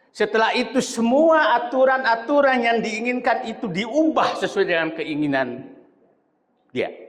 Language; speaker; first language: Indonesian; non-native, local second language; Buginese